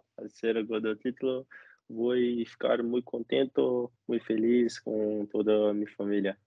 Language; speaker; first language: Spanish; non-native, learner; Portuguese